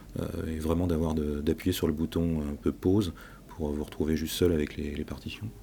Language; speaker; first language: French; native; French